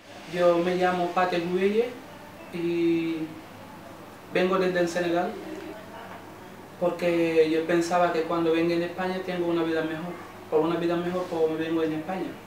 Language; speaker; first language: Spanish; non-native, learner; Wolof